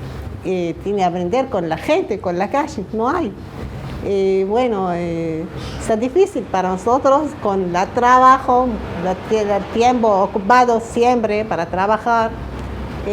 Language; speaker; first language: Spanish; non-native, learner; Arabic